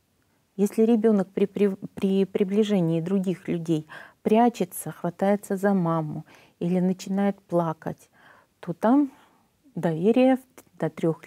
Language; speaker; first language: Russian; native; Russian